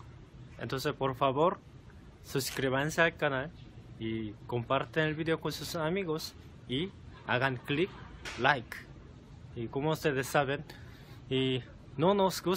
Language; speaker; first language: Spanish; non-native, fluent; Korean